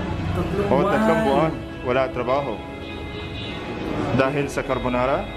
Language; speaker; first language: Filipino; non-native, learner; Arabic